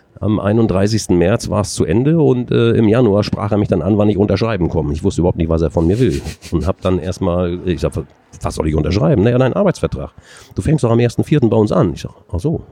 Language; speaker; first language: German; native; German